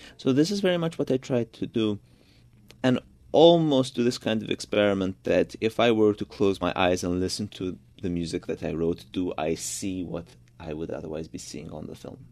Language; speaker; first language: English; non-native, fluent; Georgian